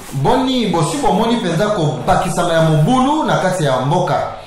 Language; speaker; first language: Lingala; native; Lingala